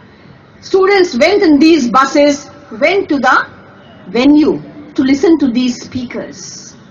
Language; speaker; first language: English; non-native, local second language; Hindi